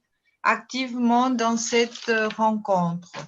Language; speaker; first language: French; non-native, fluent; Portuguese